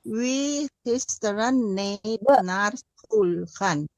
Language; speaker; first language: Dutch; non-native, learner; Indonesian